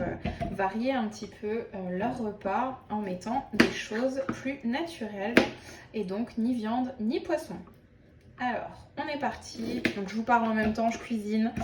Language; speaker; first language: French; native; French